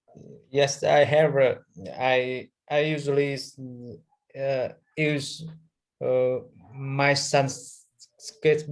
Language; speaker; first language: English; non-native, learner; Vietnamese